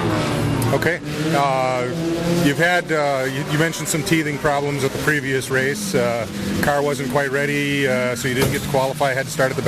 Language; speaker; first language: English; native; English